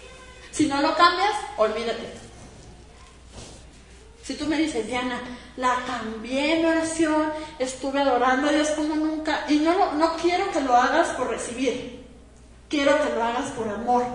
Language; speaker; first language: Spanish; native; Spanish